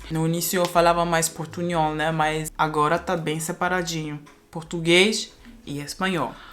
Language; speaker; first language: Portuguese; non-native, fluent; German